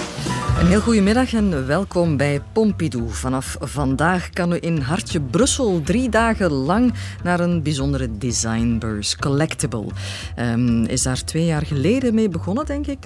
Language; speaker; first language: Dutch; native; Dutch